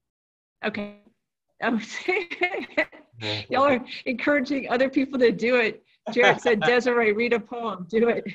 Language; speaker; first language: English; native; English